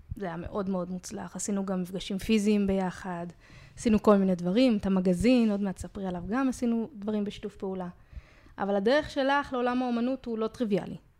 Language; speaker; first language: Hebrew; native; Hebrew